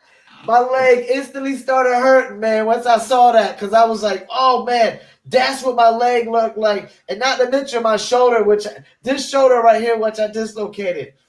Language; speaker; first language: English; native; English